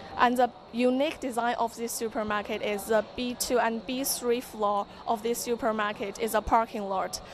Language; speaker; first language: English; non-native, fluent; Chinese